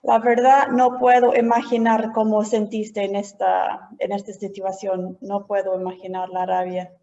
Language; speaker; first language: Spanish; non-native, fluent; English